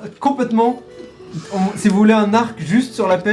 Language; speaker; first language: French; native; French